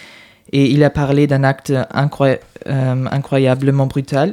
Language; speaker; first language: French; non-native, fluent; German